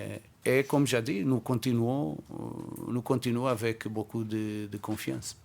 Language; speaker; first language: French; non-native, fluent; Portuguese